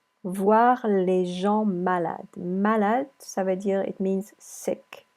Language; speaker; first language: French; non-native, fluent; English